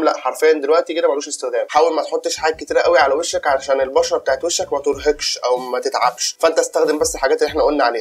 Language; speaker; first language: Arabic; native; Arabic